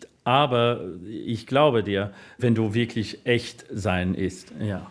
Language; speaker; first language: German; non-native, fluent; English